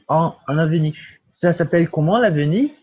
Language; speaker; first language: French; non-native, fluent; Portuguese